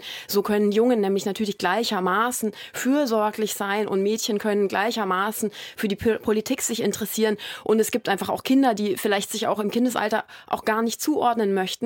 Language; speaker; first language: German; native; German